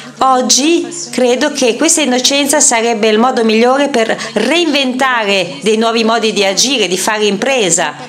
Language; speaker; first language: Italian; native; Italian